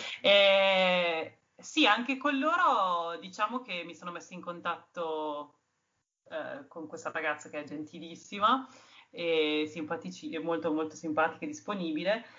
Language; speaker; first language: Italian; native; Italian